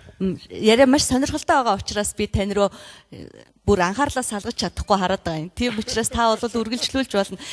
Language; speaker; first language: Mongolian; native; Mongolian